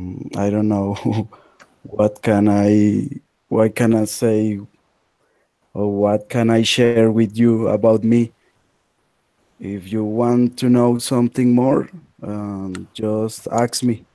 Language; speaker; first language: English; non-native, learner; Spanish